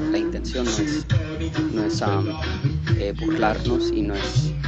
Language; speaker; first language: Spanish; early bilingual, heritage; Spanish